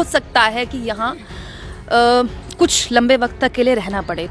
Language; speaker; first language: Hindi; native; Hindi